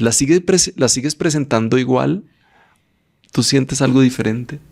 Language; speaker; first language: Spanish; native; Spanish